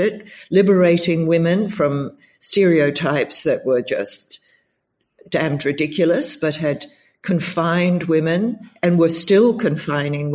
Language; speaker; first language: English; native; English